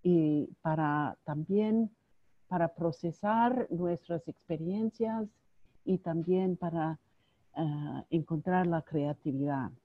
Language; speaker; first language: Spanish; non-native, fluent; English